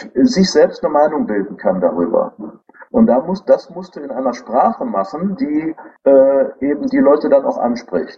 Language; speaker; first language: German; native; German